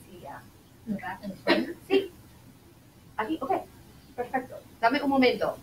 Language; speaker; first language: Spanish; non-native, fluent; English